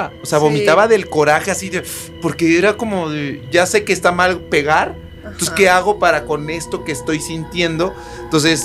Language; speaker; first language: Spanish; native; Spanish